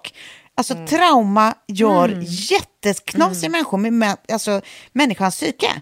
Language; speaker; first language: Swedish; native; Swedish